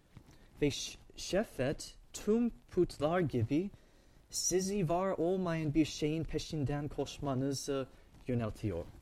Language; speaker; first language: Turkish; non-native, fluent; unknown